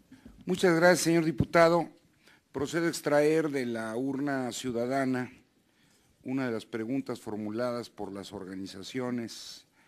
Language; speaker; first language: Spanish; native; Spanish